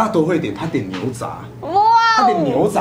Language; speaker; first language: Chinese; native; Chinese